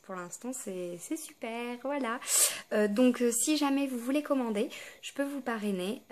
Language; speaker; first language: French; native; French